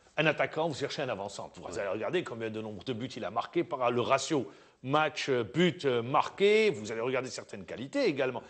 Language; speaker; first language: French; non-native, local second language; Arabic